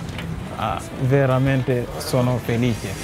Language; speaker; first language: Italian; non-native, learner; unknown